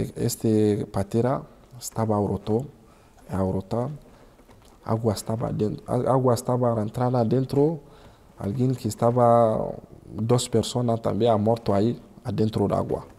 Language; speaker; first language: Spanish; non-native, learner; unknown